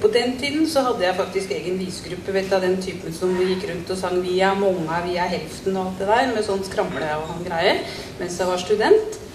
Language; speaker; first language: Norwegian; native; Norwegian